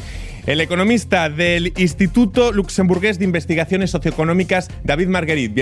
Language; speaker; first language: Spanish; native; Spanish